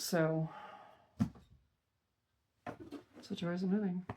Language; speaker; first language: English; native; English